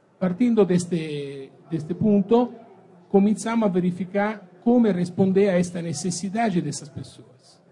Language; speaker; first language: Portuguese; non-native, fluent; Italian